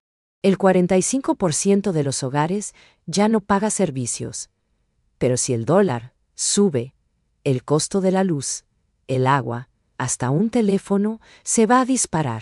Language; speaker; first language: Spanish; native; Spanish